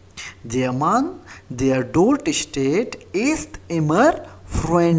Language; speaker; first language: German; non-native, fluent; Hindi